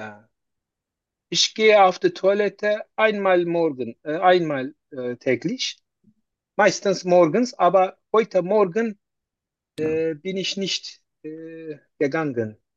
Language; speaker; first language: German; non-native, learner; Turkish